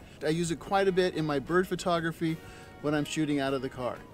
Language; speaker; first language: English; native; English